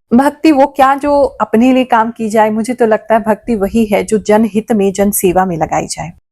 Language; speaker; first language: Hindi; native; Hindi